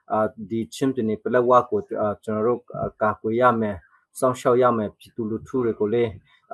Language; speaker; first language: Burmese; non-native, local second language; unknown